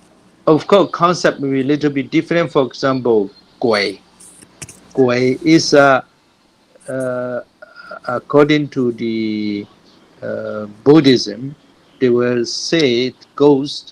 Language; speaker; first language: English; non-native, fluent; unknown